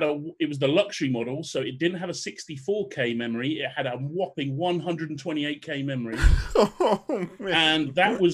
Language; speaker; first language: English; native; English